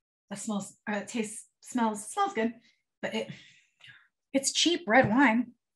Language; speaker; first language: English; native; English